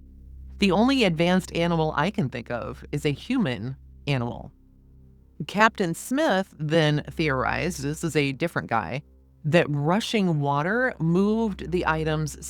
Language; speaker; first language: English; native; English